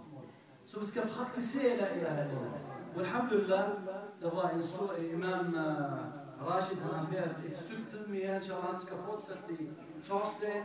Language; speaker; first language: Danish; non-native, fluent; Arabic